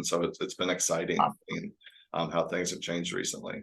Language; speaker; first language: English; native; English